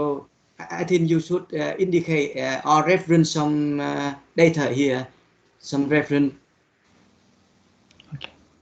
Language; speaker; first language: English; non-native, learner; Vietnamese